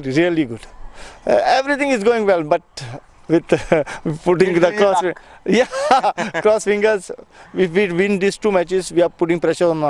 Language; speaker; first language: English; non-native, local second language; Konkani